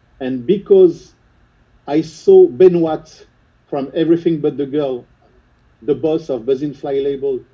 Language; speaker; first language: English; non-native, fluent; French